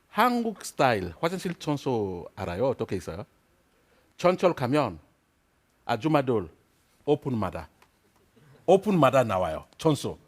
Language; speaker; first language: Korean; non-native, learner; French